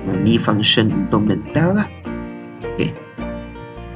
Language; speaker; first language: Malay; non-native, local second language; Chinese